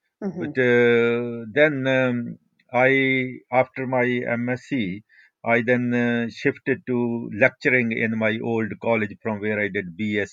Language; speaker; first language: English; non-native, local second language; Punjabi